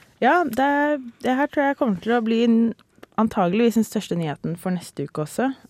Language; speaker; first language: Norwegian; native; Norwegian